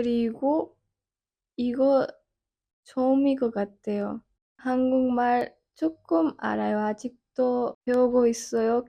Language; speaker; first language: Korean; non-native, learner; Hindi